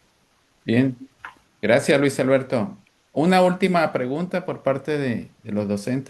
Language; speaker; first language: Spanish; native; Spanish